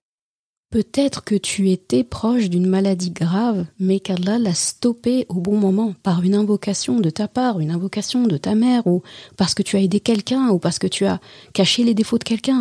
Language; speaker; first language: French; native; French